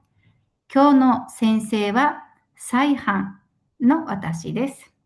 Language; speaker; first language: Japanese; non-native, fluent; Mongolian